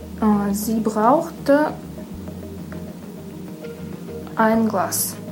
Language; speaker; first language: German; non-native, learner; Russian